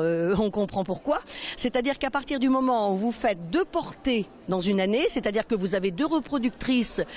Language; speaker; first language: French; native; French